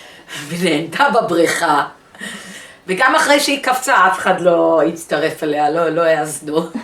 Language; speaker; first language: Hebrew; early bilingual, other home language; English